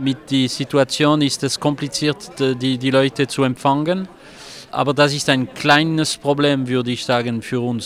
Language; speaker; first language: German; non-native, local second language; French